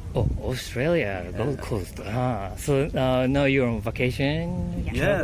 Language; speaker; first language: English; non-native, learner; Japanese